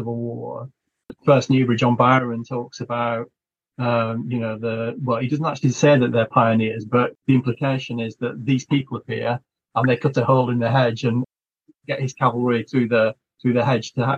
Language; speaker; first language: English; native; English